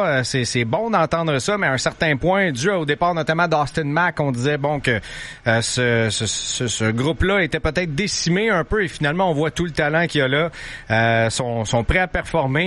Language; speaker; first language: French; native; French